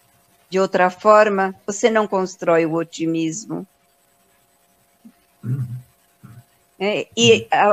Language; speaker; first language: Portuguese; native; Portuguese